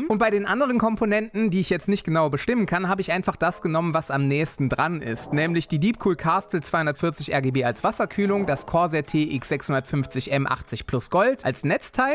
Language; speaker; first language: German; native; German